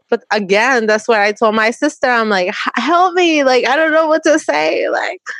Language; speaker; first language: English; early bilingual, other home language; Spanish